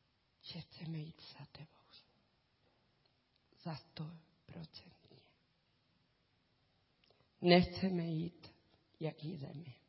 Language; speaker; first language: Czech; non-native, learner; Spanish